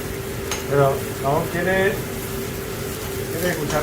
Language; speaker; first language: Spanish; non-native, learner; Chinese